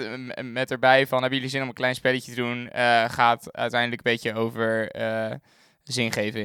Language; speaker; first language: Dutch; native; Dutch